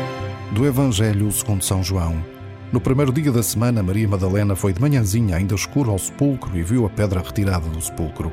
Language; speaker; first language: Portuguese; native; Portuguese